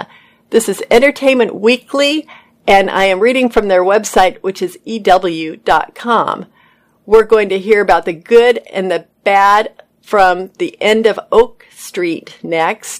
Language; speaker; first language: English; native; English